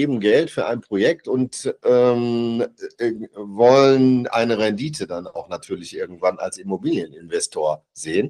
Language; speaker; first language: German; native; German